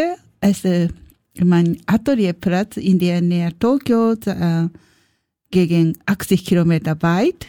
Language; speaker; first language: German; non-native, learner; Japanese